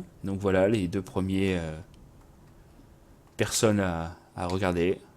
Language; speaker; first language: French; native; French